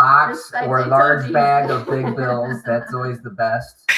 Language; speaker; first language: English; native; English